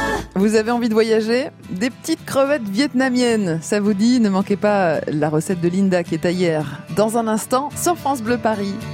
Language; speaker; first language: French; native; French